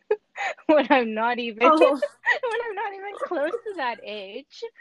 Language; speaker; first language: English; non-native, local second language; Cantonese